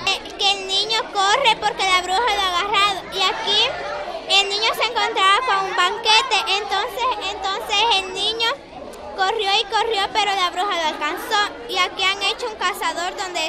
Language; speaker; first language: Spanish; native; Spanish